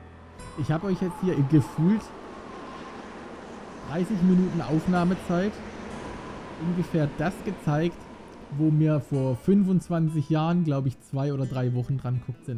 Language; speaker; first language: German; native; German